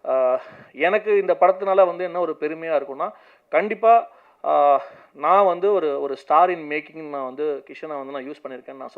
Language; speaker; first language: Tamil; native; Tamil